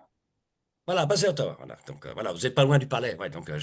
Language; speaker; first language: French; native; French